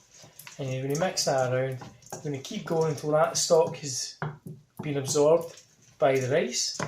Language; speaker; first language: English; native; English